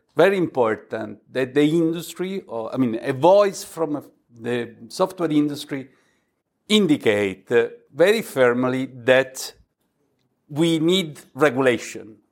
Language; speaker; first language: English; non-native, fluent; Italian